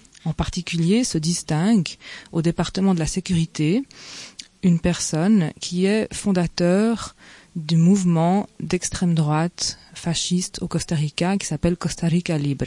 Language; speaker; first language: French; native; French